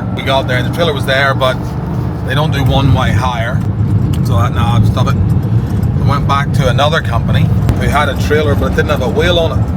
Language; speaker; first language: English; native; English